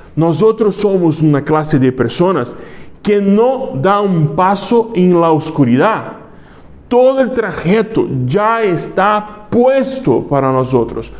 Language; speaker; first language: Spanish; non-native, learner; Portuguese